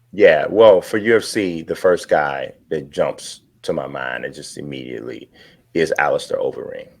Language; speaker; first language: English; native; English